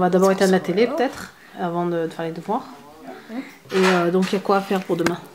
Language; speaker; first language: French; native; French